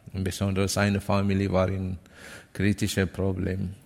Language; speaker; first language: German; non-native, learner; Amharic